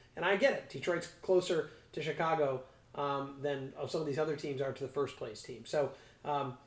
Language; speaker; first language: English; native; English